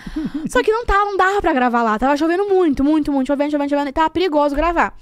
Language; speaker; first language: Portuguese; native; Portuguese